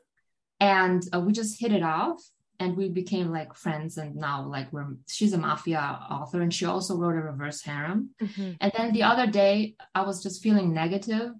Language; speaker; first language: English; non-native, fluent; German